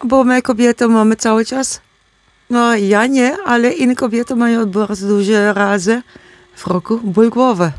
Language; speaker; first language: Polish; non-native, learner; Dutch